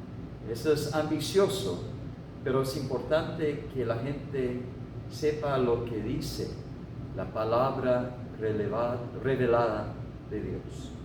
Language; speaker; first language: Spanish; non-native, fluent; English